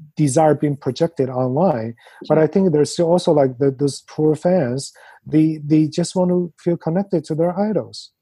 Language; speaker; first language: English; non-native, fluent; Chinese